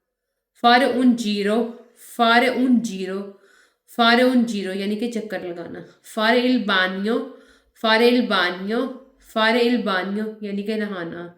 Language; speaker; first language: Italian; non-native, fluent; Urdu